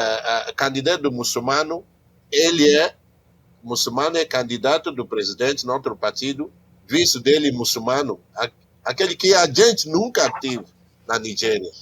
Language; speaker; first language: Portuguese; non-native, learner; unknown